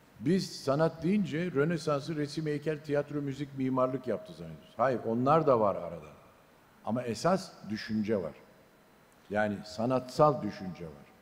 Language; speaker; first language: Turkish; native; Turkish